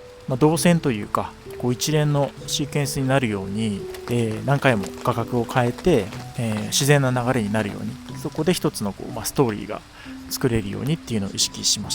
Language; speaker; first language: Japanese; native; Japanese